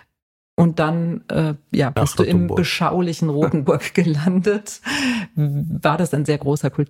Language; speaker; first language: German; native; German